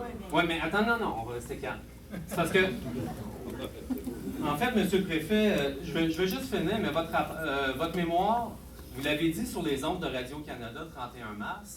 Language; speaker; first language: French; native; French